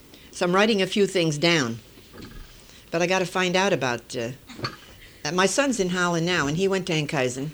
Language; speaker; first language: English; early bilingual, other home language; Dutch